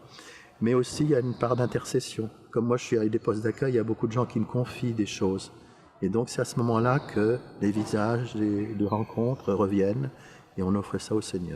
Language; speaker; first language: French; native; French